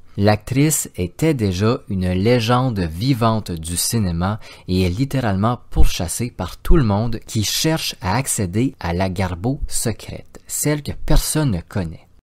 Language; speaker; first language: French; native; French